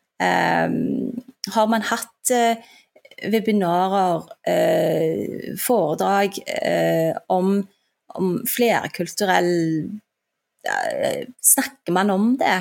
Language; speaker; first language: Norwegian; early bilingual, other home language; Turkish